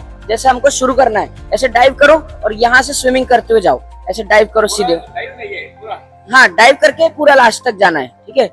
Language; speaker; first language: Hindi; native; Hindi